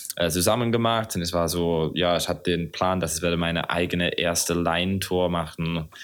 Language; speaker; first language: German; non-native, fluent; English